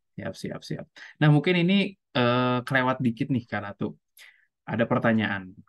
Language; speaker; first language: Indonesian; native; Indonesian